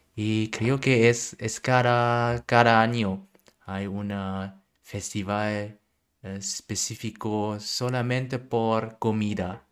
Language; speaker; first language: Spanish; non-native, learner; German